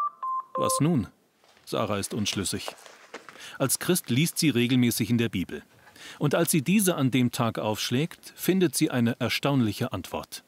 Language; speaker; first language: German; native; German